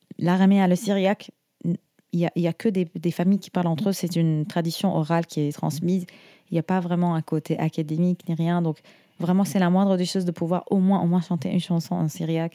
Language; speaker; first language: French; non-native, fluent; Arabic